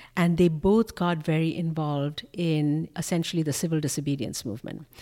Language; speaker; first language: English; non-native, local second language; Bangla